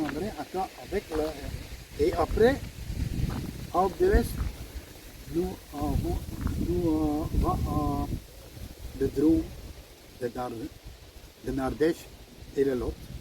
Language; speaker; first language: French; non-native, local second language; Dutch